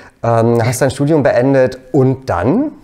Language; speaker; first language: German; native; German